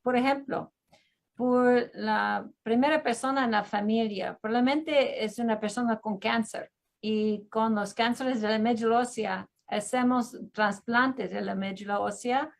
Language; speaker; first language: Spanish; non-native, fluent; English